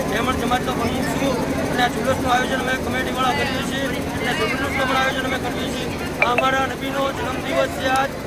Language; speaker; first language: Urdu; non-native, local second language; Gujarati